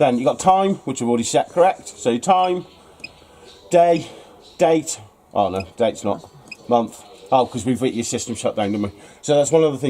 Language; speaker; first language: English; native; English